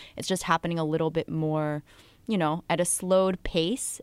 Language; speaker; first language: English; native; English